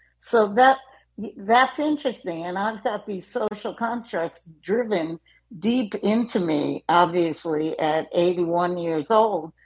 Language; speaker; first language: English; native; English